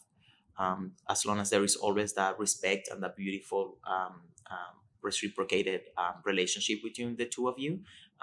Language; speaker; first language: English; non-native, fluent; Spanish